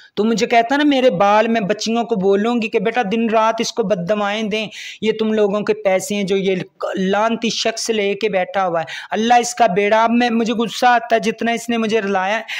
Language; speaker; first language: Urdu; non-native, local second language; Punjabi